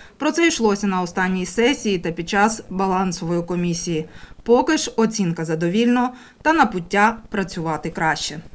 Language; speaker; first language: Ukrainian; native; Ukrainian